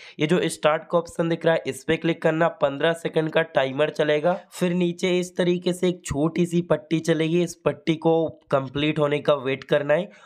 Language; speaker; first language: Hindi; native; Hindi